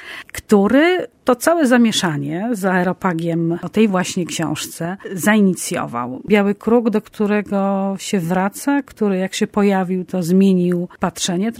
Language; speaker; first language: Polish; native; Polish